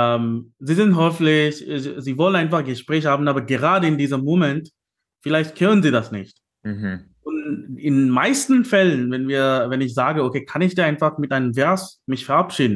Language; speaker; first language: German; non-native, learner; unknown